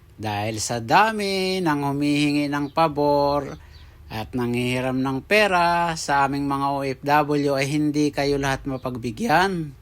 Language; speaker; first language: Filipino; native; Filipino